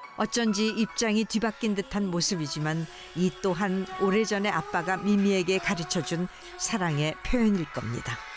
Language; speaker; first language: Korean; native; Korean